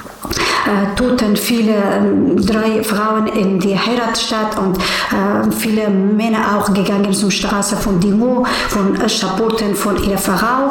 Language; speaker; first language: German; non-native, learner; Persian